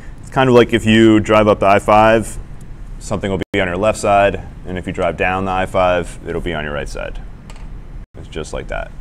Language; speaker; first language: English; native; English